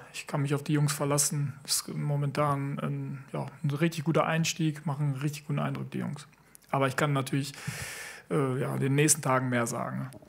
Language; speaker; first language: German; early bilingual, other home language; Italian